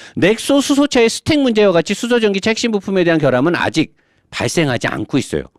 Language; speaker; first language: Korean; native; Korean